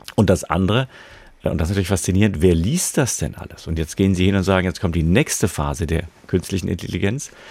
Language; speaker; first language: German; native; German